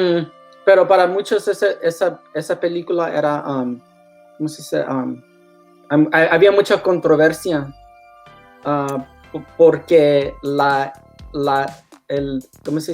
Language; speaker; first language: Spanish; early bilingual, heritage; Spanish